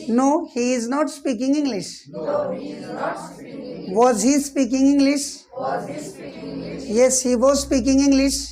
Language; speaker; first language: English; non-native, local second language; Marathi